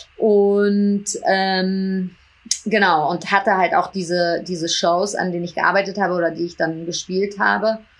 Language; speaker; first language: German; early bilingual, heritage; German